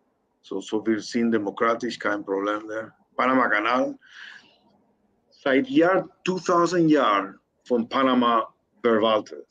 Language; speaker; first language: German; non-native, learner; Spanish